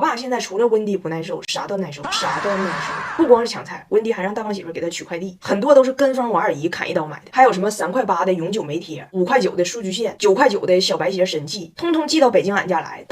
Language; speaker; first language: Chinese; native; Chinese